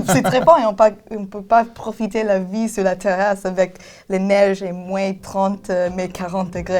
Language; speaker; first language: French; non-native, learner; English